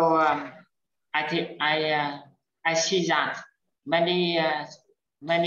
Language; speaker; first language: English; non-native, learner; Vietnamese